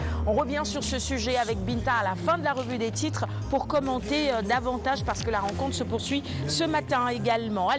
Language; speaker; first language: French; non-native, local second language; Wolof